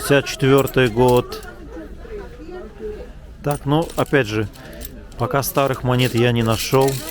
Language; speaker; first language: Russian; native; Russian